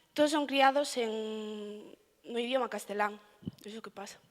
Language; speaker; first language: Galician; native; Galician